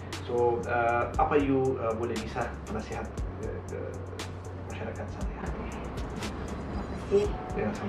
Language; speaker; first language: Indonesian; non-native, learner; Malay